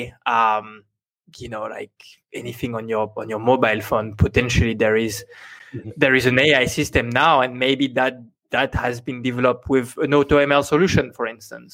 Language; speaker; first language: English; non-native, fluent; French